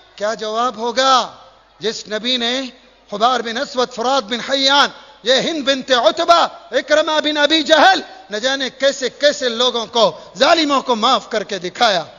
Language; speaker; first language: Urdu; native; Urdu